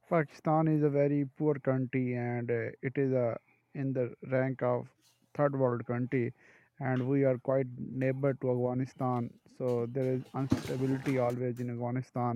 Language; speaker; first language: English; non-native, local second language; Urdu